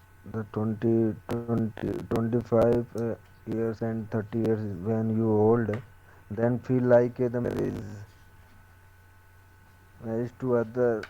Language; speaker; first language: English; non-native, learner; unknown